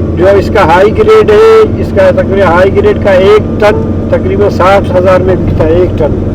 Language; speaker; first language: Urdu; non-native, local second language; Baluchi